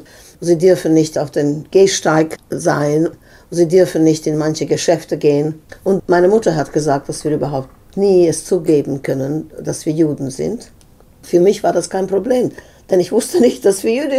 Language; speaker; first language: German; non-native, fluent; Serbian